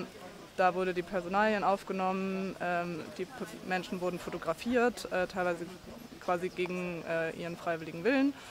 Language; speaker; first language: German; native; German